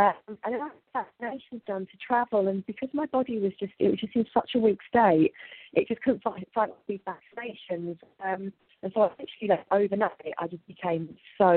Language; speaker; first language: English; native; English